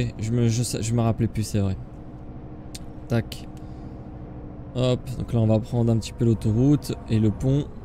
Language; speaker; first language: French; native; French